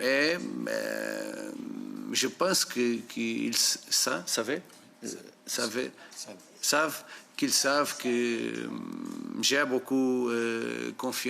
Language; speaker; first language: French; non-native, fluent; Portuguese